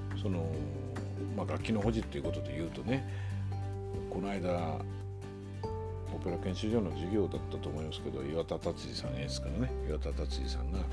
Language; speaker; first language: Japanese; native; Japanese